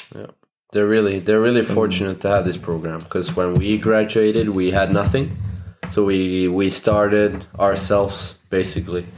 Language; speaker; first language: English; non-native, fluent; Norwegian